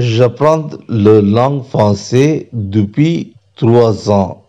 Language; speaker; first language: French; non-native, learner; Tamil